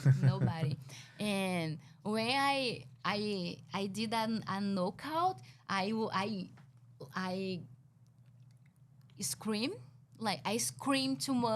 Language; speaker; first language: English; non-native, learner; Portuguese